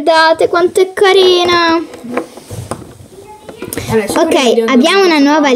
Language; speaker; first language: Italian; native; Italian